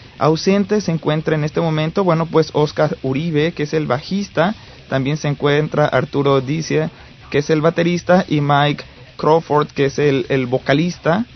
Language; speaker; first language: Spanish; native; Spanish